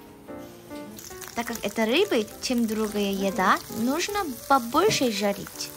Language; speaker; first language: Russian; non-native, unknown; Korean